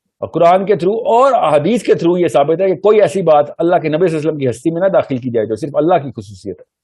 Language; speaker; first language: Urdu; early bilingual, heritage; Urdu